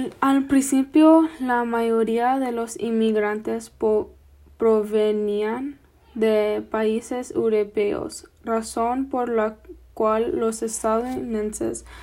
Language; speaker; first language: Spanish; non-native, fluent; English